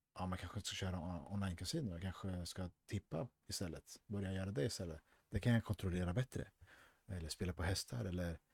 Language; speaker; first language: Swedish; early bilingual, other home language; Spanish